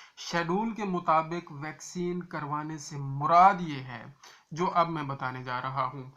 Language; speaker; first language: Urdu; non-native, local second language; Punjabi